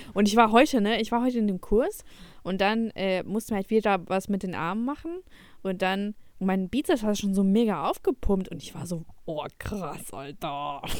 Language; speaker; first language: German; early bilingual, other home language; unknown